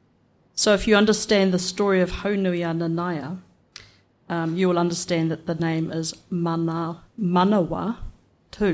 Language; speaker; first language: English; native; English